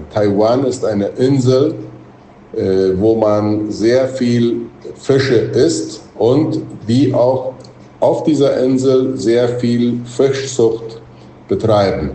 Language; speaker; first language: German; non-native, local second language; Plautdietsch